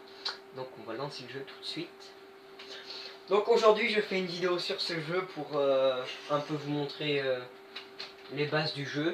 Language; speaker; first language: French; native; French